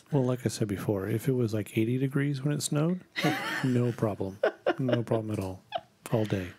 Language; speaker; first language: English; native; English